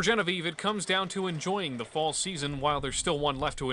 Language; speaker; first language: English; native; English